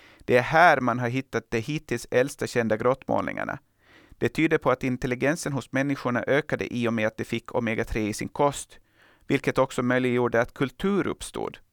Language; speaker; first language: Swedish; native; Swedish